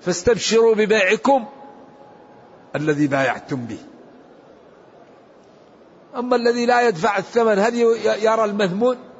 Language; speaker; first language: Arabic; native; Arabic